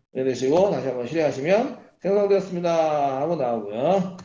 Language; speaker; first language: Korean; native; Korean